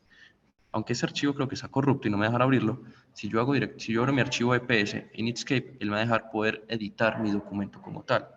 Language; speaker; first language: Spanish; native; Spanish